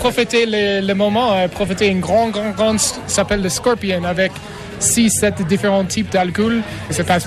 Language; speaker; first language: French; non-native, fluent; English